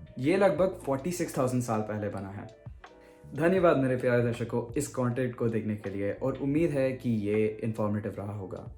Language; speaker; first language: Hindi; early bilingual, heritage; Hindi